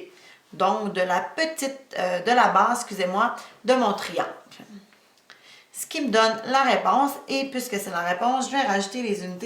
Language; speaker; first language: French; native; French